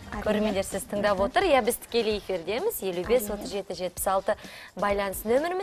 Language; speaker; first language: Kazakh; native; Kazakh